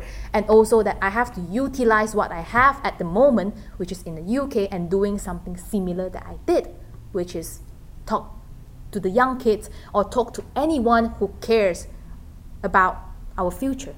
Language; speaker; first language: English; non-native, local second language; Chinese